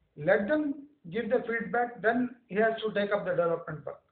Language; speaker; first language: English; non-native, local second language; Telugu